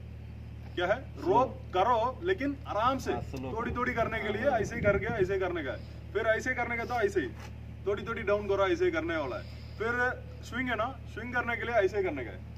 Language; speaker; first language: Hindi; non-native, local second language; Tamil